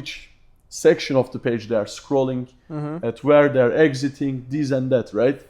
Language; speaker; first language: English; non-native, fluent; Turkish